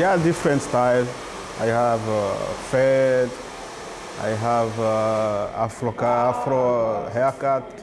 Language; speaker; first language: English; non-native, learner; Kinyarwanda